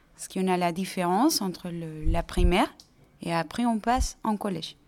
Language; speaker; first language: French; non-native, fluent; Spanish